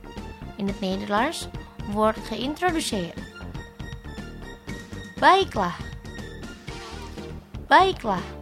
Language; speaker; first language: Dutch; non-native, learner; Indonesian